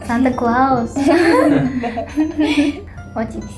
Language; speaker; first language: Russian; non-native, learner; Mongolian